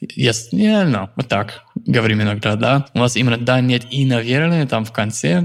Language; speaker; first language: Russian; non-native, fluent; English